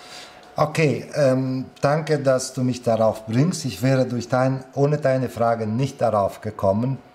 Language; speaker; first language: German; non-native, fluent; Italian